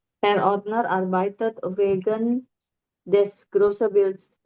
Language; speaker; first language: German; non-native, learner; Indonesian